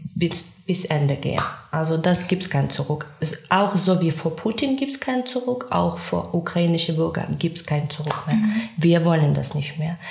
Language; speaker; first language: German; non-native, fluent; Ukrainian